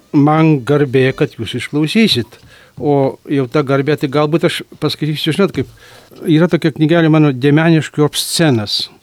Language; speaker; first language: Lithuanian; native; Lithuanian